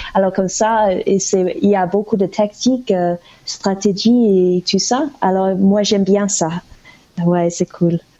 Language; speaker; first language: French; non-native, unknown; English